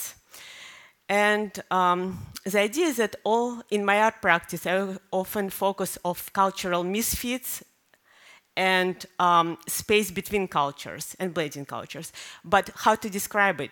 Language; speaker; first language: English; non-native, fluent; Russian